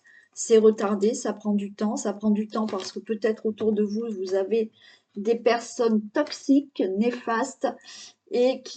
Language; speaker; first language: French; native; French